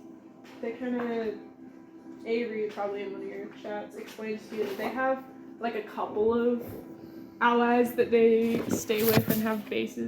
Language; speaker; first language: English; native; English